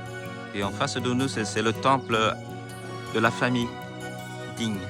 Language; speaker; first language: French; non-native, fluent; Vietnamese